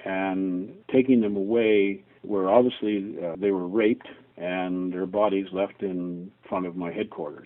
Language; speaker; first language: English; native; English